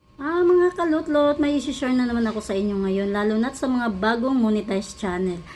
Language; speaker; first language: Filipino; native; Filipino